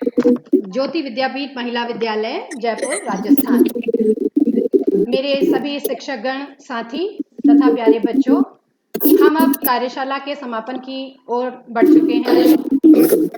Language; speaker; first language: Hindi; native; Hindi